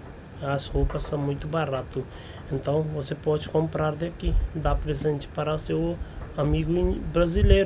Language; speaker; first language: Portuguese; non-native, learner; Hindi